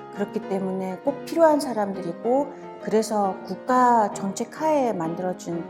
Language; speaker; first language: Korean; non-native, fluent; Mongolian